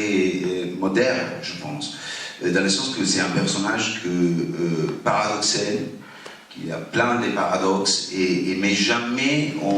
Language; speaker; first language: French; non-native, fluent; Italian